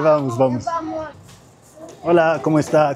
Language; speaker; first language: Spanish; non-native, learner; Arabic